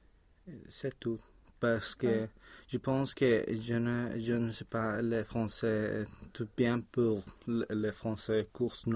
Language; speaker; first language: French; non-native, learner; Spanish